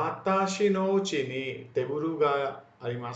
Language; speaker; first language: Japanese; non-native, fluent; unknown